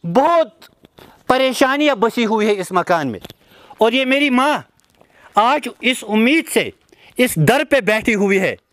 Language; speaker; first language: Hindi; non-native, local second language; Kashmiri